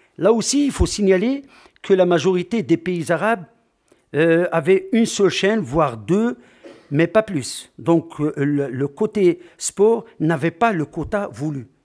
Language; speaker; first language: French; non-native, local second language; Arabic